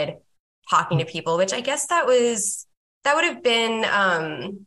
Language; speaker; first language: English; native; English